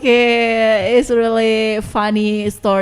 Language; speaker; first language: English; non-native, learner; Indonesian